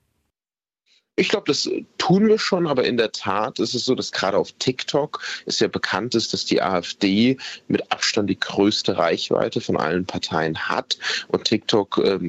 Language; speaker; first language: German; native; German